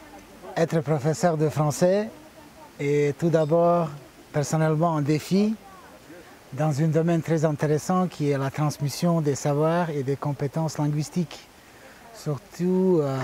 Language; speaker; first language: French; non-native, fluent; Bosnian